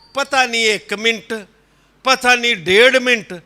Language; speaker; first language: Urdu; non-native, local second language; Punjabi